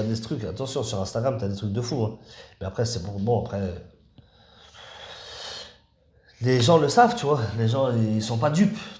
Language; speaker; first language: French; native; French